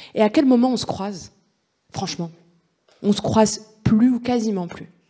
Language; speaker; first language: French; native; French